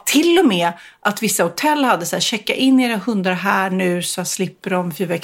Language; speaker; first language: Swedish; native; Swedish